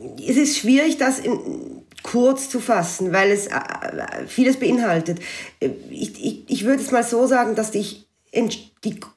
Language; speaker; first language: German; native; German